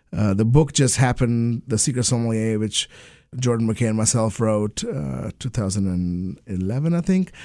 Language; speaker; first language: English; non-native, local second language; Bangla